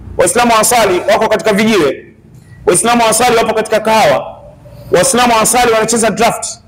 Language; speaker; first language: Swahili; native; Swahili